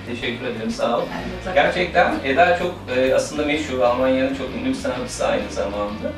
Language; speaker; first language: Turkish; native; Turkish